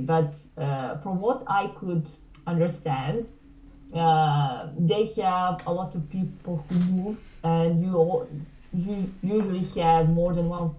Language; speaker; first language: English; non-native, fluent; Serbian